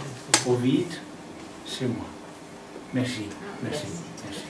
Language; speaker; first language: French; non-native, fluent; Romanian